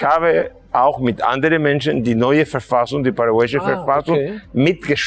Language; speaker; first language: German; non-native, fluent; Spanish